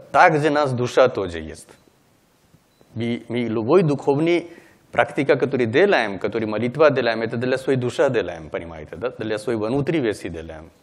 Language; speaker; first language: Russian; non-native, learner; Hindi